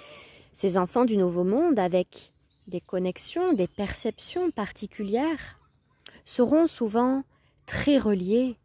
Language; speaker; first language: French; native; French